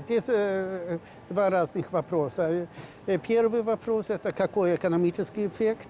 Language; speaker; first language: Russian; non-native, fluent; Swedish